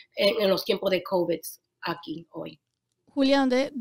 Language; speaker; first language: Spanish; early bilingual, heritage; Spanish